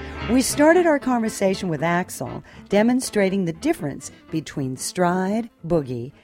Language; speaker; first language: English; native; English